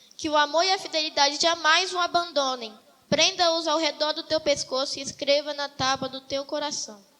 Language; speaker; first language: Portuguese; native; Portuguese